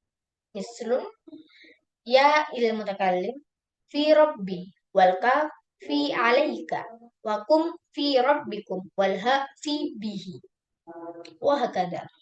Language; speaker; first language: Arabic; non-native, learner; Indonesian